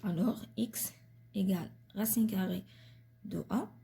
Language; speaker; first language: French; non-native, local second language; Arabic